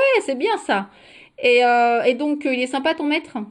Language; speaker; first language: French; native; French